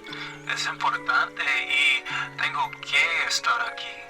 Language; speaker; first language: Spanish; non-native, learner; English